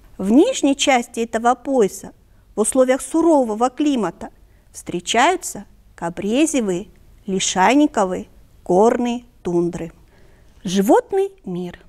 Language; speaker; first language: Russian; non-native, local second language; Kyrgyz